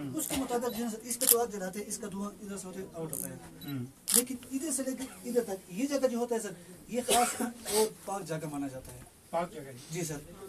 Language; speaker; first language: Urdu; non-native, local second language; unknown